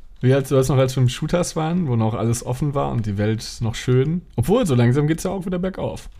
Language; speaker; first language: German; native; German